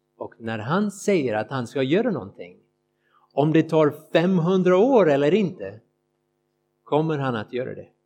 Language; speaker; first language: Swedish; non-native, fluent; English